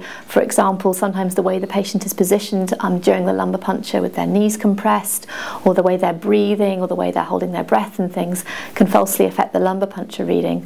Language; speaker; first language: English; native; English